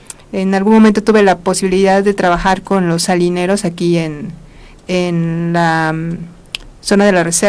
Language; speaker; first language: Spanish; native; Spanish